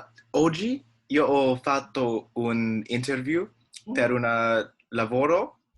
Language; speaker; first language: Italian; non-native, learner; English